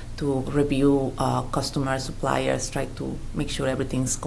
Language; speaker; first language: English; non-native, fluent; Spanish